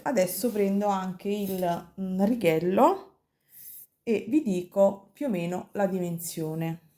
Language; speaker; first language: Italian; native; Italian